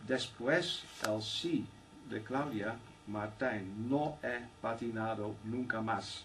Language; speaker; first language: Spanish; non-native, learner; Dutch